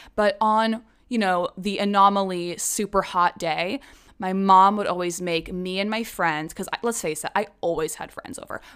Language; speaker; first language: English; early bilingual, other home language; Czech